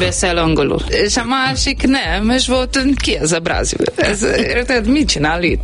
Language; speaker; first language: Hungarian; non-native, learner; Portuguese